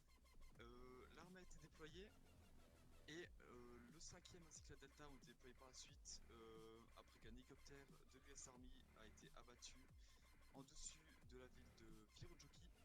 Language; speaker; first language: French; native; French